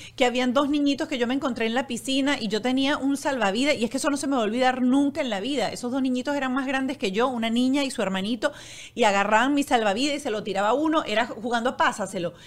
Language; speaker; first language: Spanish; native; Spanish